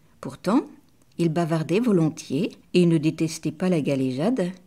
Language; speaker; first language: French; native; French